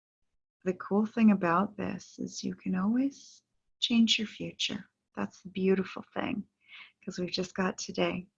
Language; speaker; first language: English; native; English